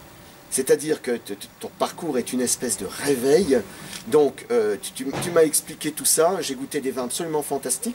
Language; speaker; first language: French; native; French